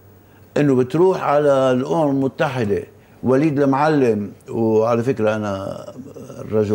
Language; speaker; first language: Arabic; native; Arabic